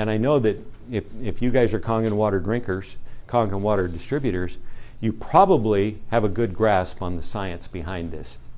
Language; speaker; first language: English; native; English